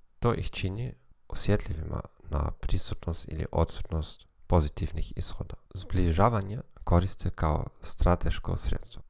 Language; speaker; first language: Croatian; non-native, fluent; German